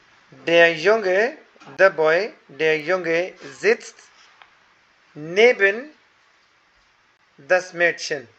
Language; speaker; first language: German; non-native, fluent; Hindi